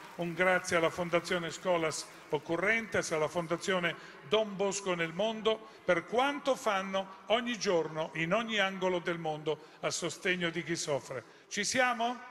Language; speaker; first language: Italian; native; Italian